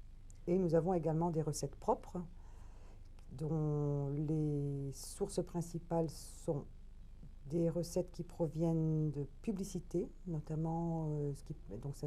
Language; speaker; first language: French; native; French